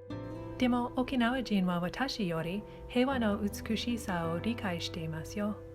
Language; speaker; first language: Japanese; non-native, learner; English